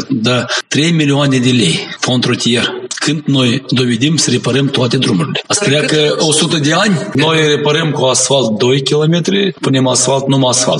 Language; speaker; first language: Romanian; non-native, local second language; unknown